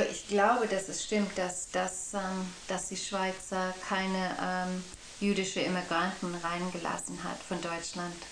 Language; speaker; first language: German; non-native, fluent; English